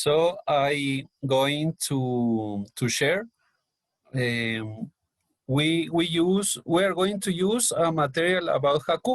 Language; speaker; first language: English; non-native, learner; Spanish